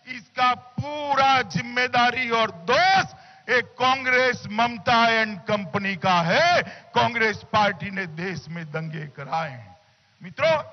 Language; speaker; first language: Hindi; non-native, local second language; Gujarati